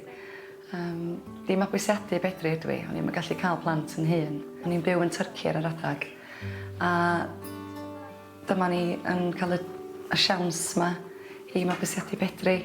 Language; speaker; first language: Welsh; native; Welsh